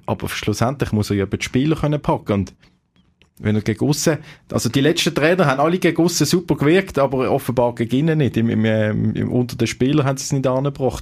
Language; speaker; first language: German; native; German